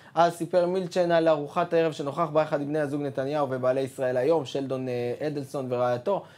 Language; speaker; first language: Hebrew; native; Hebrew